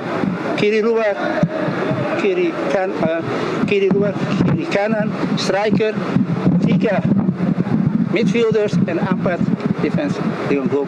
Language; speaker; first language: Indonesian; early bilingual, heritage; Indonesian